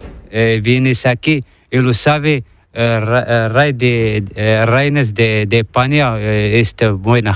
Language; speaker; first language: Spanish; non-native, learner; Arabic